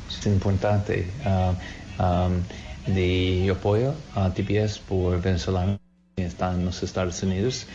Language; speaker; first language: Spanish; non-native, learner; English